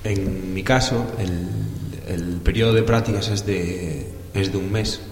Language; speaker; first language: Spanish; non-native, local second language; Galician